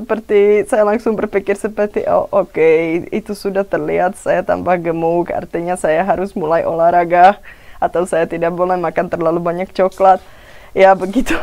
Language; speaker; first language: Indonesian; non-native, fluent; Czech